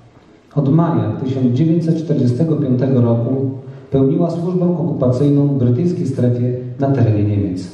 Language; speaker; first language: Polish; native; Polish